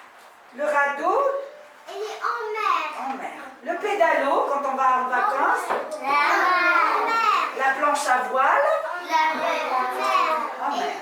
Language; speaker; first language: French; non-native, local second language; Arabic